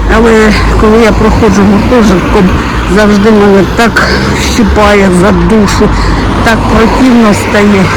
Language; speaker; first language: Ukrainian; non-native, local second language; Russian